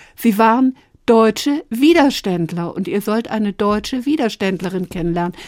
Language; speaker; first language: German; native; German